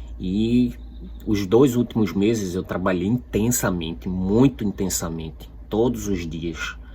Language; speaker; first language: Portuguese; native; Portuguese